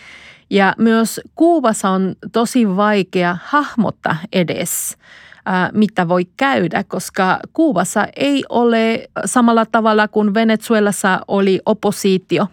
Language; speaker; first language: Finnish; non-native, fluent; Spanish